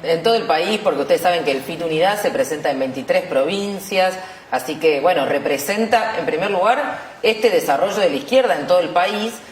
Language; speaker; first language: Spanish; native; Spanish